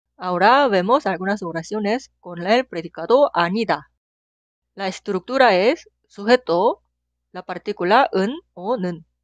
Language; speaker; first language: Spanish; non-native, fluent; Korean